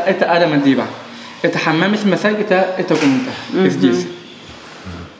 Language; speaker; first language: Russian; non-native, learner; Arabic